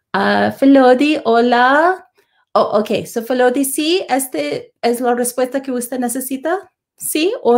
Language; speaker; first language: Spanish; non-native, learner; English